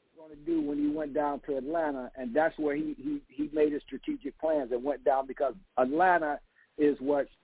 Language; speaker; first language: English; native; English